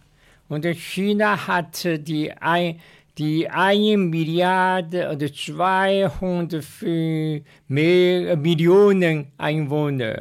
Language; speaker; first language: German; non-native, learner; Chinese